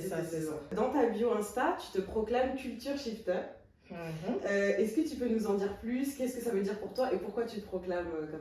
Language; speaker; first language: French; native; French